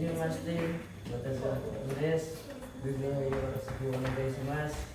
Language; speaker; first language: Japanese; non-native, learner; Indonesian